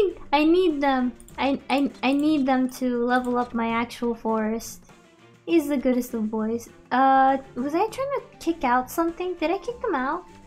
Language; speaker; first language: English; early bilingual, other home language; Spanish